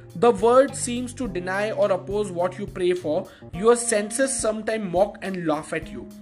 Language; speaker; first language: English; non-native, local second language; Hindi